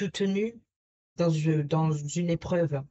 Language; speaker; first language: French; native; French